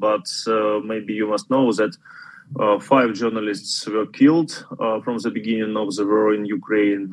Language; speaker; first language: English; non-native, fluent; Ukrainian